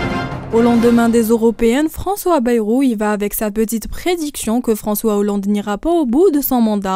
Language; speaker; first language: French; non-native, local second language; Arabic